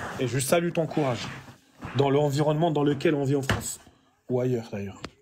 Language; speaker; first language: French; early bilingual, other home language; Arabic